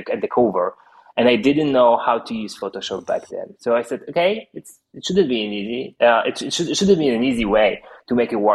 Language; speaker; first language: English; non-native, fluent; Polish